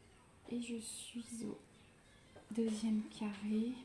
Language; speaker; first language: French; native; French